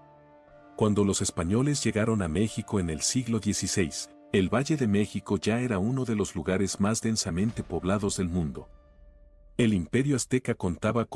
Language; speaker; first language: Spanish; native; Spanish